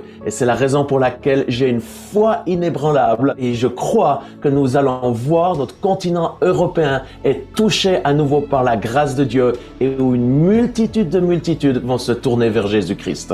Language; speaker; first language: French; native; French